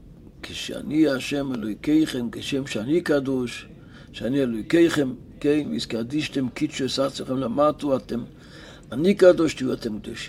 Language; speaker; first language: Hebrew; non-native, local second language; Yiddish